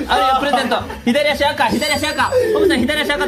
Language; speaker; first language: Japanese; native; Japanese